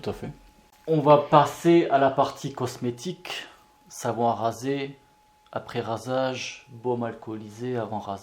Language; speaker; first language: French; native; French